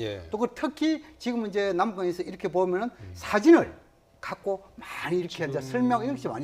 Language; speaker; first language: Korean; native; Korean